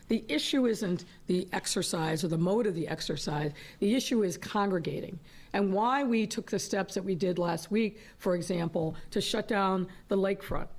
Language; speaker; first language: English; native; English